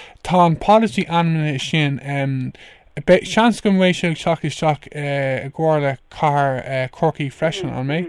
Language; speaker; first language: Irish; non-native, local second language; English